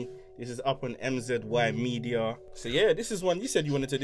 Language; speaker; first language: English; native; English